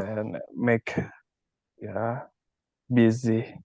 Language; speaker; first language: English; non-native, learner; Indonesian